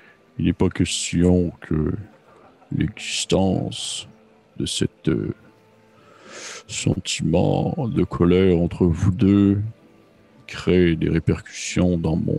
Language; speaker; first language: French; native; French